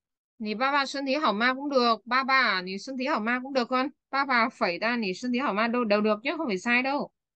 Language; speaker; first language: Chinese; non-native, fluent; Vietnamese